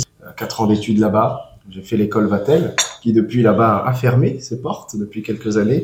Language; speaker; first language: French; native; French